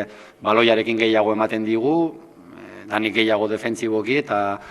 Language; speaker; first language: Basque; native; Basque